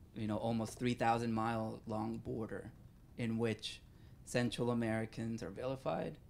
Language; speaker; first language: English; early bilingual, other home language; Spanish